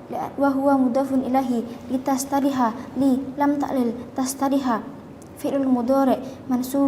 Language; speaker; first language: Arabic; non-native, learner; Indonesian